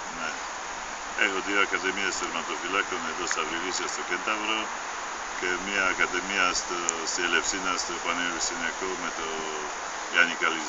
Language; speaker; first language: Greek; non-native, fluent; Polish